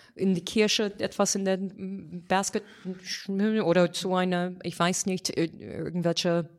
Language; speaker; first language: German; non-native, fluent; English